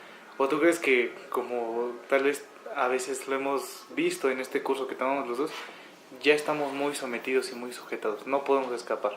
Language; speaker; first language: Spanish; native; Spanish